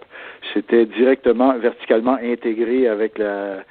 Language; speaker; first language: French; native; French